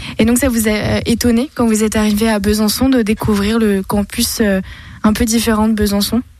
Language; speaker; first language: French; native; French